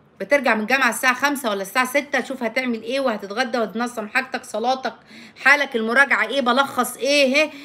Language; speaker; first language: Arabic; native; Arabic